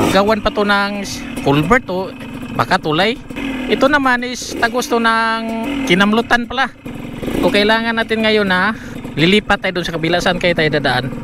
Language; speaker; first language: Filipino; non-native, local second language; Cebuano